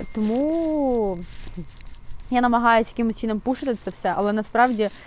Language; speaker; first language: Ukrainian; non-native, local second language; Russian